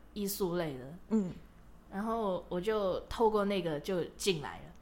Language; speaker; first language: Chinese; non-native, local second language; Cantonese